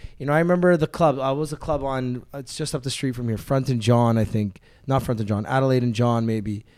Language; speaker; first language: English; native; English